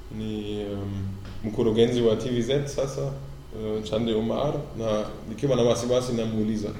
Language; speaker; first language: Swahili; non-native, fluent; German